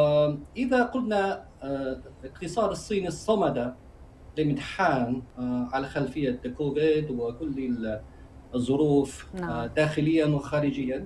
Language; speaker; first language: Arabic; non-native, fluent; Chinese